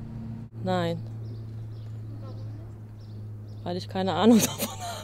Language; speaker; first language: German; early bilingual, other home language; Turkish